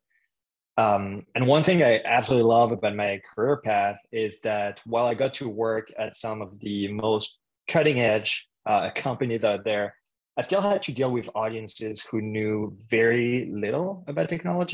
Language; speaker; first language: English; non-native, fluent; French